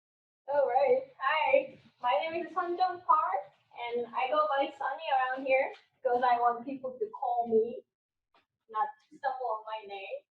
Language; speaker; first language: English; non-native, fluent; Korean